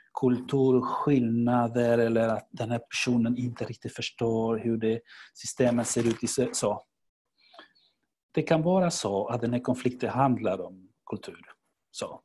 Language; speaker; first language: Swedish; non-native, fluent; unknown